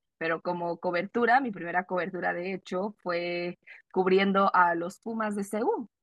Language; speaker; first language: Spanish; early bilingual, heritage; Spanish